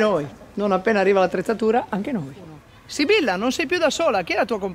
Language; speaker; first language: Italian; native; Italian